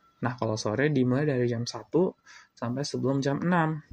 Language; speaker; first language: Chinese; non-native, learner; Indonesian